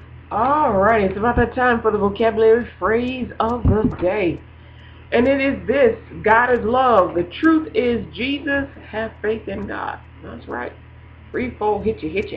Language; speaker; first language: English; native; English